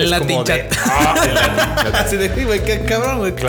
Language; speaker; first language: Spanish; native; Spanish